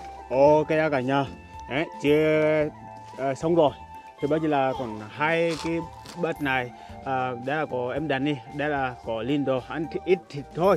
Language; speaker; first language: Vietnamese; non-native, fluent; Portuguese